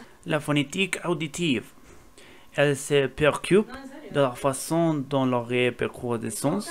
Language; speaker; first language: French; non-native, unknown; Spanish